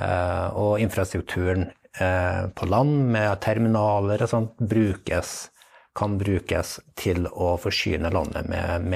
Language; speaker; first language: Norwegian; native; Norwegian